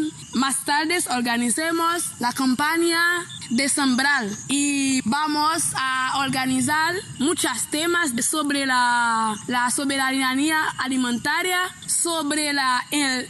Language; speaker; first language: Spanish; non-native, learner; Haitian Creole